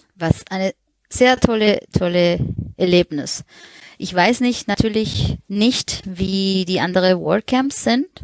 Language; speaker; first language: German; non-native, fluent; Spanish